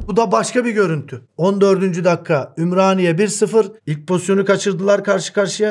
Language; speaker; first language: Turkish; native; Turkish